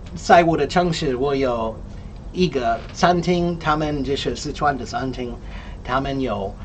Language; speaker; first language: Chinese; non-native, learner; English